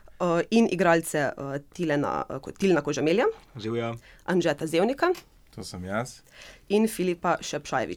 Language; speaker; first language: Slovenian; native; Slovenian